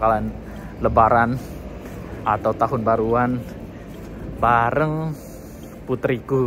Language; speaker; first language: Indonesian; native; Indonesian